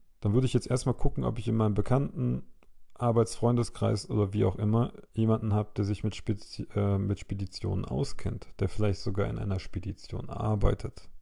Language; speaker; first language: German; native; German